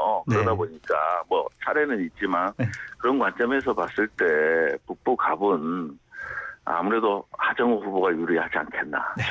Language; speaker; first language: Korean; native; Korean